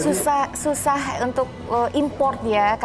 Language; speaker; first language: Indonesian; native; Indonesian